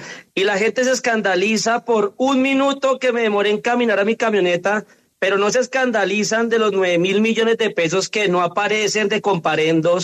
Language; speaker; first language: Spanish; native; Spanish